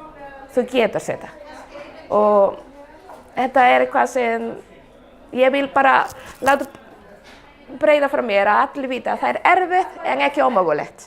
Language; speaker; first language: Icelandic; non-native, fluent; Spanish